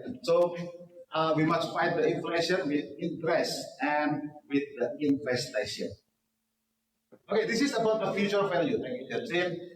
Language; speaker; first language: English; non-native, learner; Indonesian